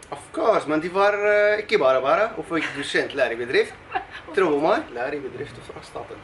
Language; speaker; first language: Norwegian; non-native, fluent; Arabic